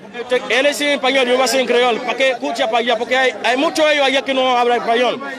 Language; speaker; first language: Spanish; non-native, learner; Haitian Creole